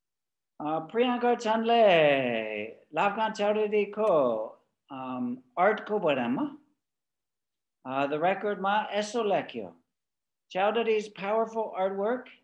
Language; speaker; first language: Nepali; non-native, fluent; English